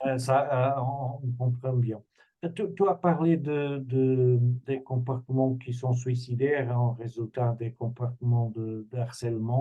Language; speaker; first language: French; non-native, fluent; Portuguese